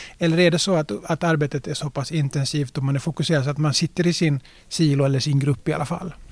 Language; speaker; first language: Swedish; native; Swedish